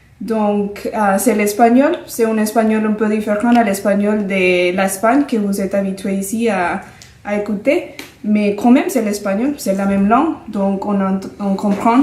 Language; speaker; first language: French; non-native, fluent; Spanish